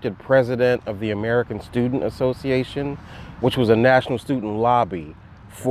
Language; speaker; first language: English; native; English